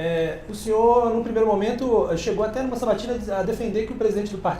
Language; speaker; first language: Portuguese; native; Portuguese